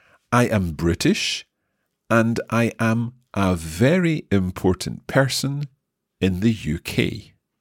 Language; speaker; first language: English; native; English